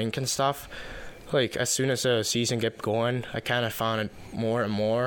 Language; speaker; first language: English; non-native, fluent; Finnish